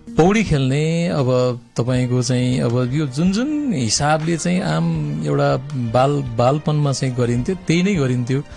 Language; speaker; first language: Nepali; non-native, local second language; Gurung